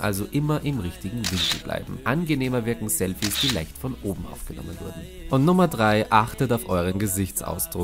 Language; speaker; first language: German; native; German